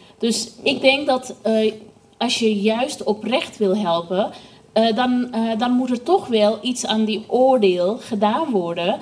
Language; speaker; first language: Dutch; non-native, fluent; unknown